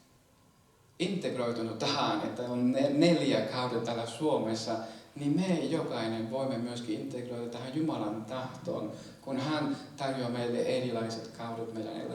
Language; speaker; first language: Finnish; non-native, fluent; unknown